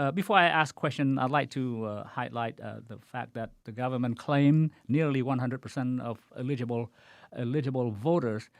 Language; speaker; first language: English; non-native, fluent; Khmer